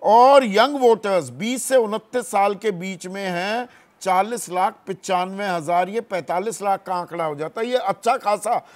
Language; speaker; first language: Hindi; native; Hindi